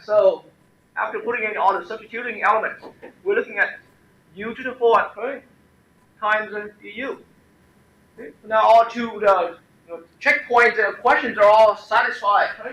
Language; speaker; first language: English; non-native, fluent; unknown